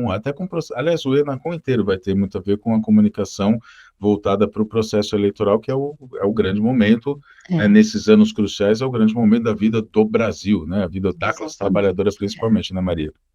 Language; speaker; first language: Portuguese; native; Portuguese